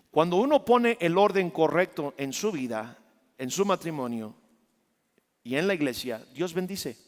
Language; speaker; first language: Spanish; native; Spanish